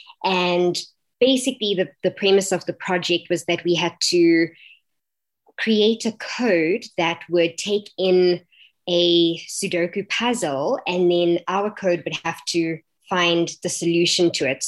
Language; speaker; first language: English; native; English